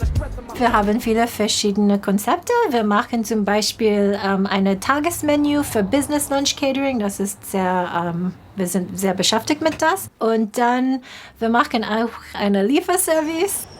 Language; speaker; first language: German; non-native, fluent; English